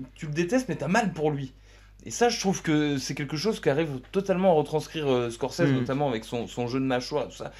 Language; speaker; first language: French; native; French